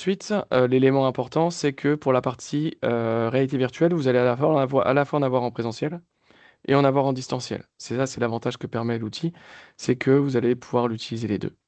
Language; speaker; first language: French; native; French